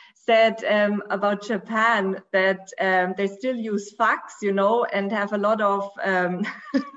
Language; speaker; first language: English; non-native, fluent; Portuguese